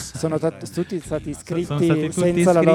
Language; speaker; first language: Italian; native; Italian